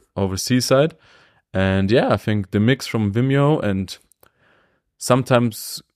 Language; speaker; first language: English; non-native, fluent; German